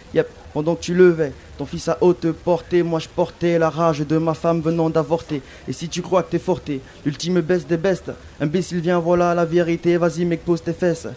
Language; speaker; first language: French; early bilingual, other home language; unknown